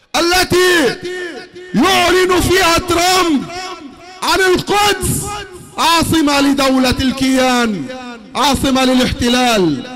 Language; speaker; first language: Arabic; native; Arabic